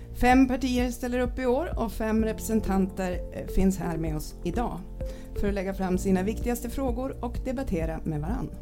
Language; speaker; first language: Swedish; native; Swedish